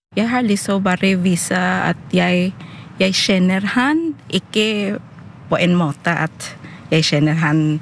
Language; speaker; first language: Norwegian; non-native, learner; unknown